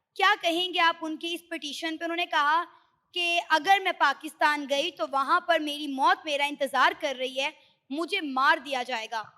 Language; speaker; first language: Urdu; native; Urdu